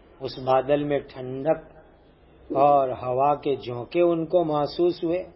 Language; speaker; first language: Urdu; non-native, local second language; Gujarati